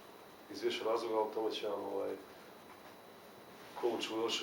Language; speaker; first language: Serbian; native; Serbian